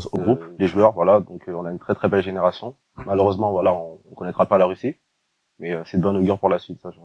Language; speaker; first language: French; native; French